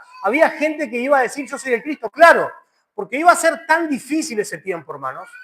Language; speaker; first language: Spanish; native; Spanish